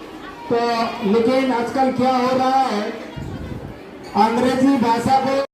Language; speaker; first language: Hindi; non-native, local second language; Odia